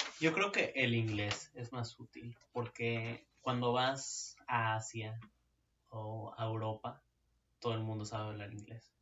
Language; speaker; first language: Spanish; native; Spanish